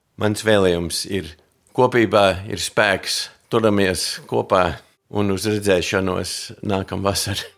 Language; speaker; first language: Latvian; early bilingual, heritage; Latvian